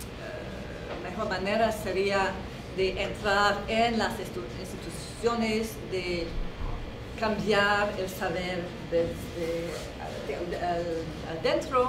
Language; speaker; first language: Spanish; non-native, fluent; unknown